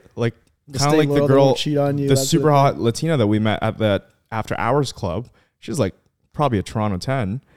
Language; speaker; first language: English; non-native, local second language; Filipino